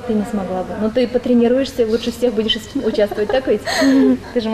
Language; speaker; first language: Russian; native; Russian